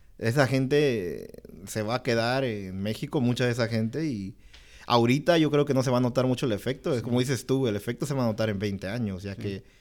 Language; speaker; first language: Spanish; native; Spanish